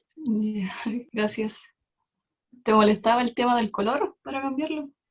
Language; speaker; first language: Spanish; native; Spanish